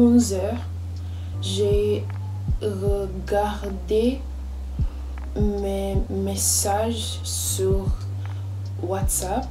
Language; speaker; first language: French; non-native, learner; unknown